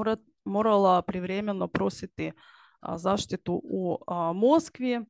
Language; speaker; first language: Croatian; non-native, learner; Ukrainian